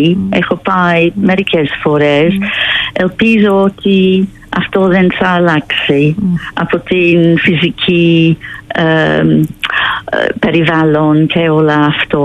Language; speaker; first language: Greek; non-native, learner; English